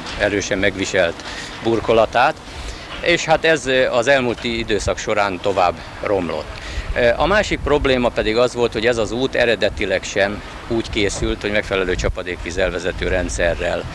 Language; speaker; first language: Hungarian; native; Hungarian